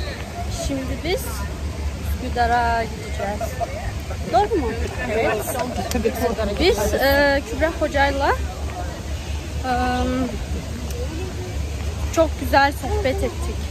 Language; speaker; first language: Turkish; non-native, learner; Kazakh